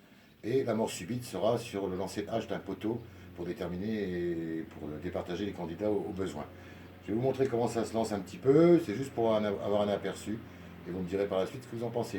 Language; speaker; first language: French; native; French